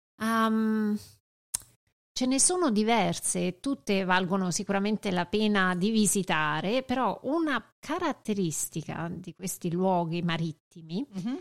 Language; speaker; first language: Italian; native; Italian